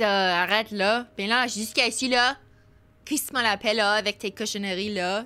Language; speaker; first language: French; non-native, learner; English